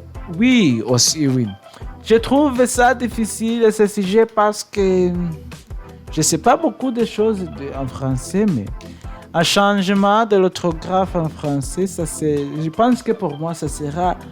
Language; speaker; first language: French; non-native, learner; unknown